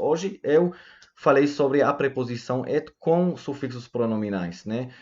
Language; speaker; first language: Portuguese; non-native, fluent; Hebrew